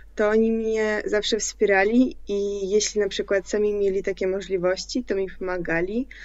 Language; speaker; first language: Polish; early bilingual, other home language; Russian